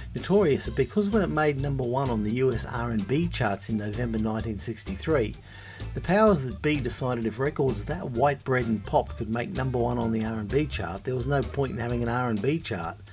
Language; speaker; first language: English; native; English